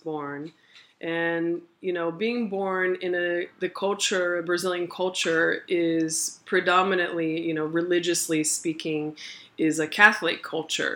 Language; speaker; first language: English; early bilingual, other home language; Portuguese